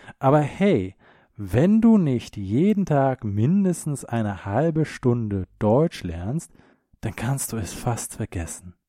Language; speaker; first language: German; native; German